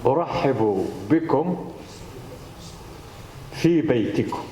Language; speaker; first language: Arabic; native; Arabic